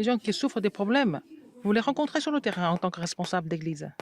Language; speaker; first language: French; non-native, fluent; Korean